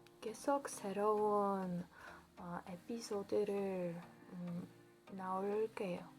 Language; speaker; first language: Korean; non-native, learner; Polish